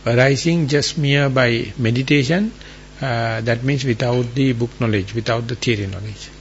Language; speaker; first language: English; non-native, local second language; Sinhala